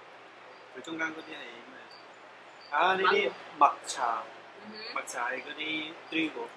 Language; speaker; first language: Spanish; non-native, learner; Chinese